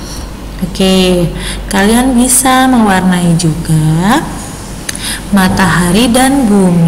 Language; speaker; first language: Indonesian; native; Indonesian